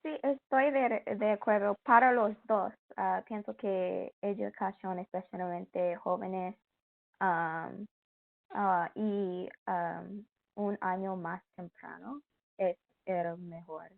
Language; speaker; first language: Spanish; non-native, learner; English